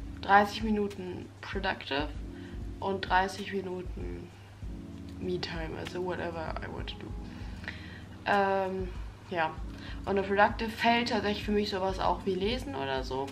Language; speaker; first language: German; native; German